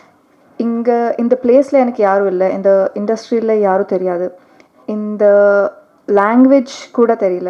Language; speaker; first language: Tamil; non-native, learner; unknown